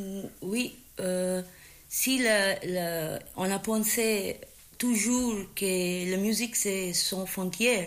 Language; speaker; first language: French; non-native, learner; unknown